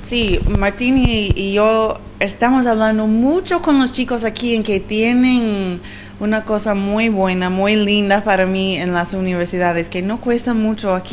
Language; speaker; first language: Spanish; non-native, learner; English